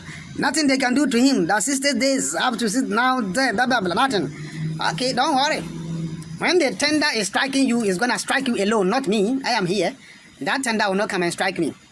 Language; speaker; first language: English; non-native, local second language; Akan